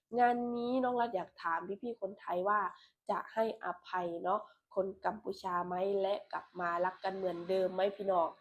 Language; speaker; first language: Thai; non-native, local second language; Lao